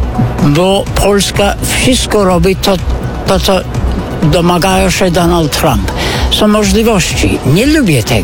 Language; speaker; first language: Polish; non-native, fluent; English